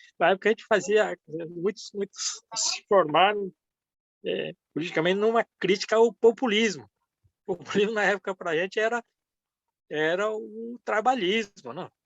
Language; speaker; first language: Portuguese; early bilingual, other home language; Japanese